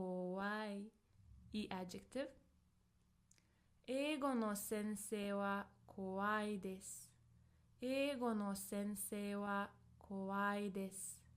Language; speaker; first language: Japanese; non-native, fluent; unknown